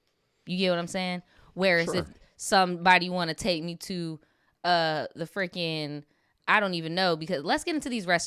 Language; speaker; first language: English; native; English